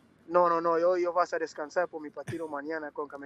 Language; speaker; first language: Spanish; non-native, learner; English